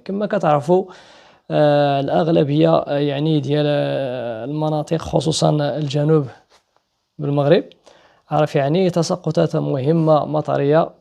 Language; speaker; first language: Arabic; native; Arabic